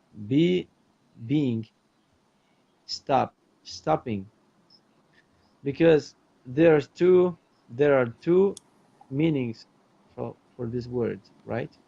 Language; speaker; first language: English; non-native, fluent; Portuguese